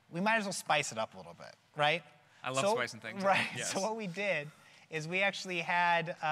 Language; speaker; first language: English; native; English